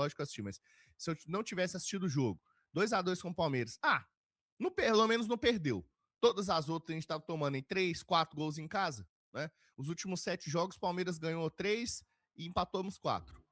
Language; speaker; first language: Portuguese; native; Portuguese